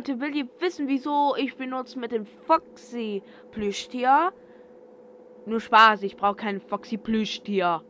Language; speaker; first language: German; non-native, learner; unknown